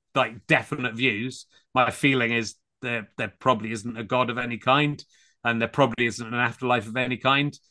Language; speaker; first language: English; native; English